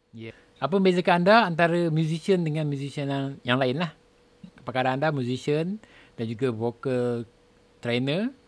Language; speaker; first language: Malay; native; Malay